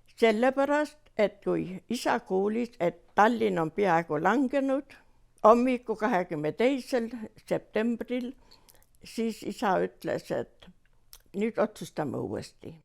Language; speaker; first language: Estonian; native; Estonian